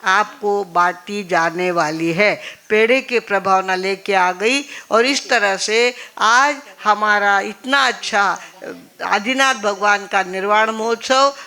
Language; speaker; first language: Hindi; non-native, local second language; Marathi